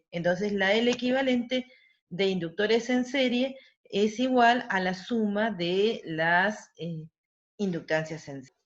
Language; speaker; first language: Spanish; native; Spanish